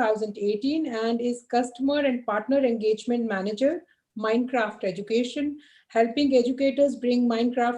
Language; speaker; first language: English; non-native, local second language; Hindi